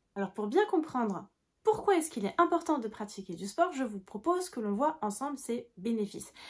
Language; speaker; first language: French; native; French